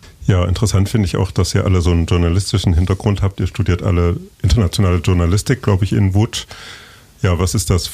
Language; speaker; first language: German; native; German